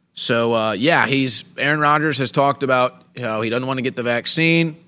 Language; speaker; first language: English; native; English